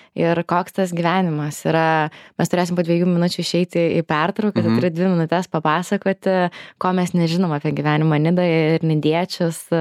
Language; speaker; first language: Lithuanian; native; Lithuanian